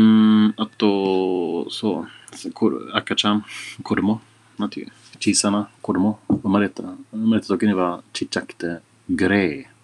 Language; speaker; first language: Japanese; non-native, fluent; Swedish